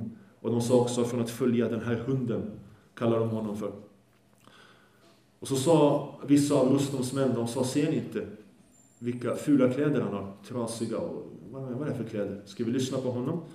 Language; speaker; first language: Swedish; early bilingual, other home language; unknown